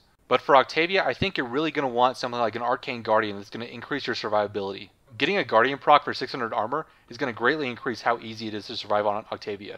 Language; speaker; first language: English; native; English